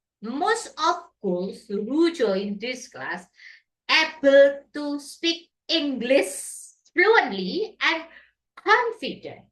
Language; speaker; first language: English; non-native, fluent; Indonesian